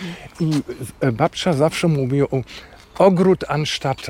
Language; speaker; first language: Polish; non-native, fluent; German